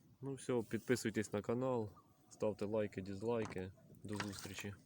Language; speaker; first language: Ukrainian; native; Ukrainian